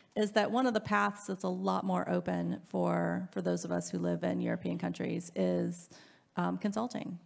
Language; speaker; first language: English; native; English